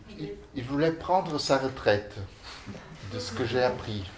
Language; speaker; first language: French; non-native, fluent; Portuguese